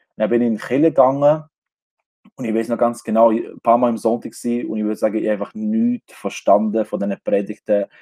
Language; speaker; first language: German; non-native, fluent; Albanian